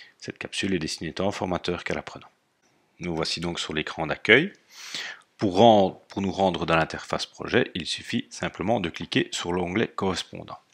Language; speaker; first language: French; native; French